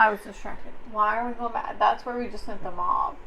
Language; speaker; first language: English; native; English